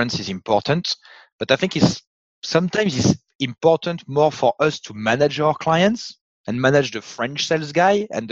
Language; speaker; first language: English; non-native, fluent; French